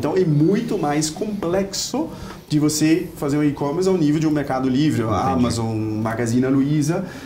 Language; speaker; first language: Portuguese; non-native, fluent; German